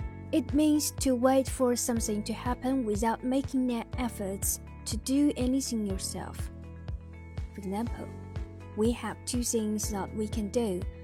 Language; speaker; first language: English; non-native, fluent; Chinese